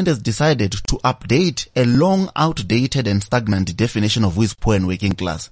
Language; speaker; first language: English; non-native, local second language; Venda